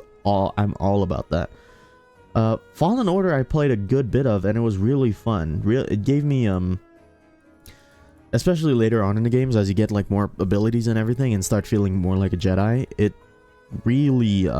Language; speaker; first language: English; native; English